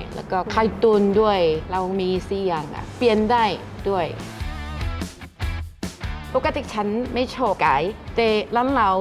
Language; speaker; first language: Thai; non-native, learner; Korean